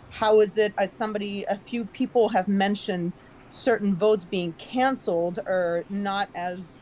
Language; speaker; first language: English; native; English